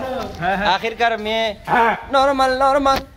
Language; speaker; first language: Hindi; non-native, local second language; Bangla